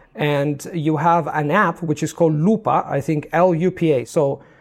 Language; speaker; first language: English; non-native, fluent; Italian